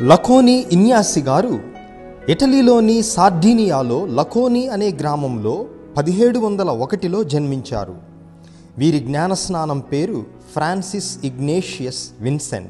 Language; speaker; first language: Telugu; native; Telugu